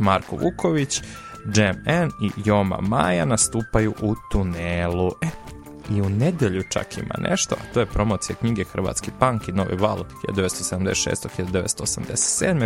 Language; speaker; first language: Serbian; native; Serbian